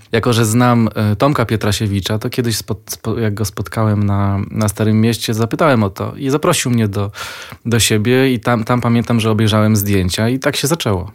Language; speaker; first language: Polish; native; Polish